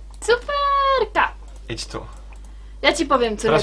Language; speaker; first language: Polish; native; Polish